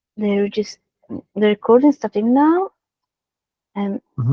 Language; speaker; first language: English; non-native, learner; Italian